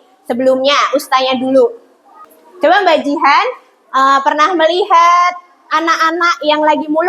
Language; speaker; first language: Indonesian; native; Indonesian